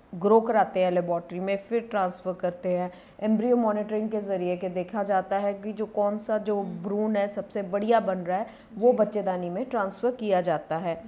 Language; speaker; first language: Hindi; non-native, local second language; Punjabi